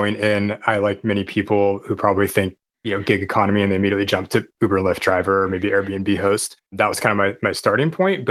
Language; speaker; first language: English; native; English